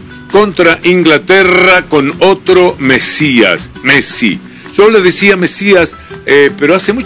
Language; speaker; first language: Spanish; native; Spanish